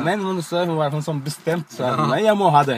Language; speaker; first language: Norwegian; non-native, learner; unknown